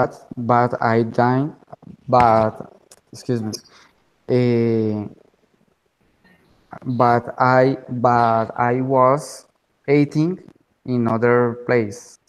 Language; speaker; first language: English; non-native, learner; Spanish